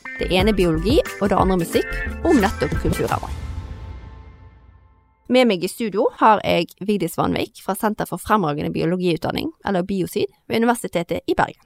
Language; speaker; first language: Norwegian; native; Norwegian